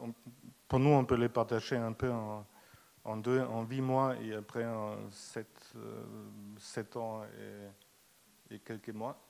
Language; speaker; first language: French; non-native, fluent; German